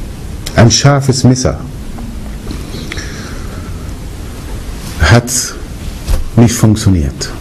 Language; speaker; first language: German; early bilingual, other home language; Arabic